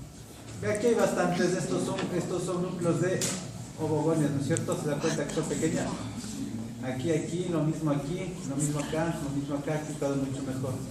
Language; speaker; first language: Spanish; native; Spanish